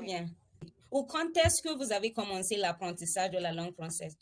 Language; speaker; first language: French; non-native, fluent; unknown